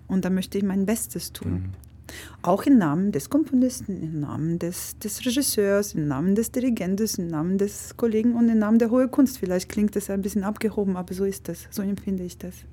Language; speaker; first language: German; non-native, fluent; Russian